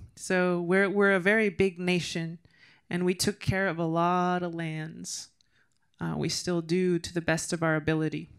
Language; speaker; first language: English; native; English